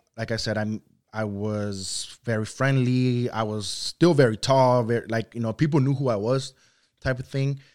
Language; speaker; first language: English; early bilingual, other home language; Spanish